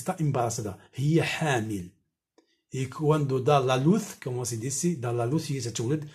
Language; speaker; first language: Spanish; non-native, fluent; Arabic